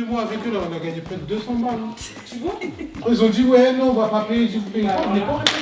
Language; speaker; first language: French; native; French